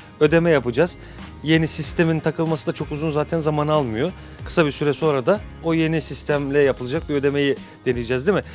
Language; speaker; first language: Turkish; native; Turkish